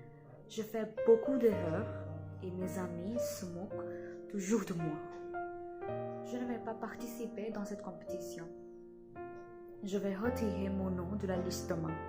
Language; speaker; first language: French; non-native, learner; Hindi